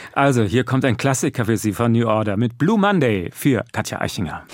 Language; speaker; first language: German; native; German